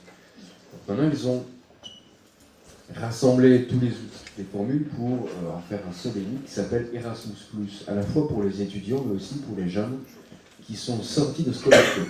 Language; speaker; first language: French; native; French